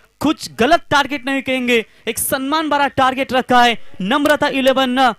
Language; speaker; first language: Hindi; non-native, local second language; Marathi